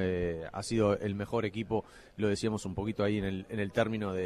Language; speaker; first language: Spanish; native; Spanish